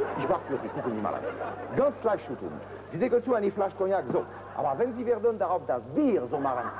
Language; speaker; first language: German; non-native, fluent; French